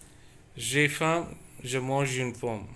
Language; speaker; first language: French; non-native, fluent; Tamil